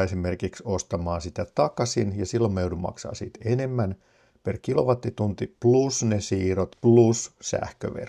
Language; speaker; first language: Finnish; native; Finnish